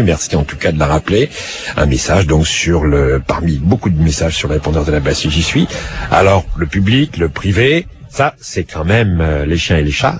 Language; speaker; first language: French; native; French